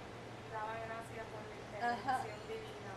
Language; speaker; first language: Spanish; native; Spanish